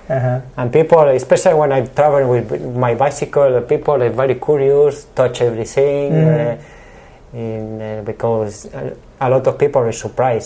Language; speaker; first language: English; non-native, learner; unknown